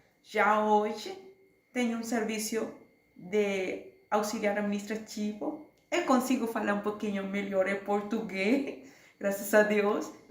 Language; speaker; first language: Portuguese; non-native, learner; Spanish